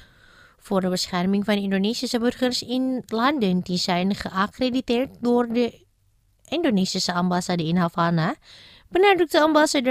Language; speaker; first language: Dutch; non-native, fluent; Indonesian